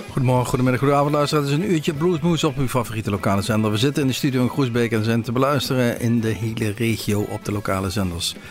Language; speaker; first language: Dutch; native; Dutch